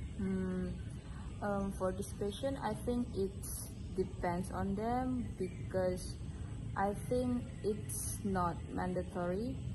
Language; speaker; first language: English; non-native, local second language; Malay